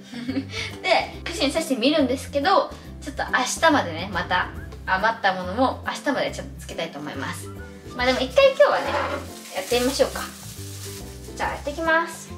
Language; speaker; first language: Japanese; native; Japanese